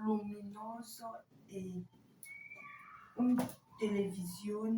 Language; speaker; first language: Italian; non-native, learner; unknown